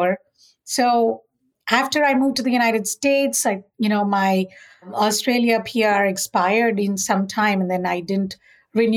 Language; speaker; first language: English; non-native, local second language; Tamil